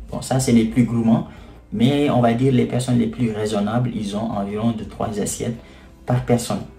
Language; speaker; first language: French; non-native, local second language; Wolof